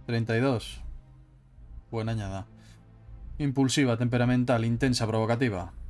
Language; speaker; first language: Spanish; native; Spanish